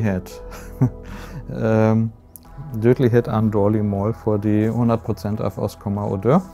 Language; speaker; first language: Norwegian; non-native, fluent; German